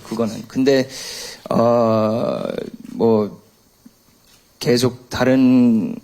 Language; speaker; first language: Korean; early bilingual, heritage; English